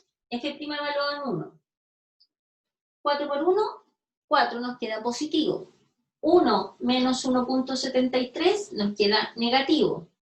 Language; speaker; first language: Spanish; native; Spanish